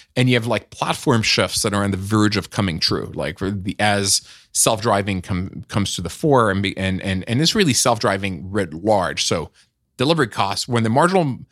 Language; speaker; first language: English; non-native, fluent; French